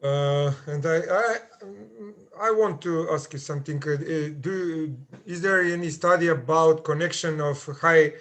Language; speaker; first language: English; non-native, fluent; Macedonian